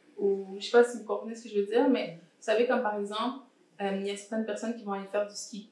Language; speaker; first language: French; early bilingual, other home language; Haitian Creole